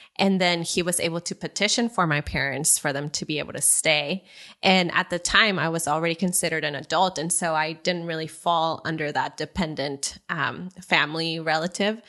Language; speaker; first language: English; early bilingual, other home language; Spanish